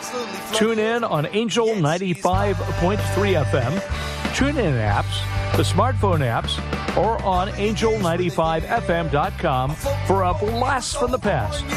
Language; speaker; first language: English; native; English